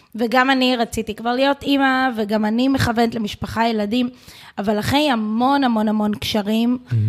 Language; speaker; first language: Hebrew; native; Hebrew